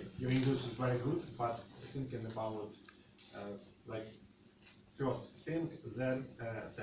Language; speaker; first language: English; non-native, learner; Russian